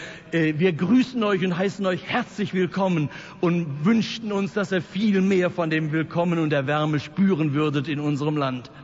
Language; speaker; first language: German; native; German